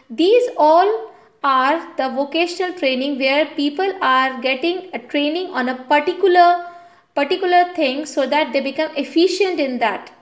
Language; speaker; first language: English; non-native, local second language; Hindi